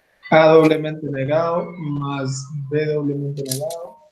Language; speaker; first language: Spanish; native; Spanish